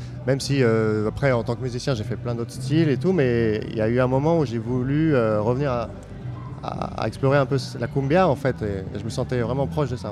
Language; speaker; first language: French; native; French